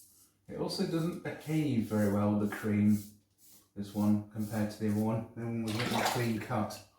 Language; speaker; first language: English; native; English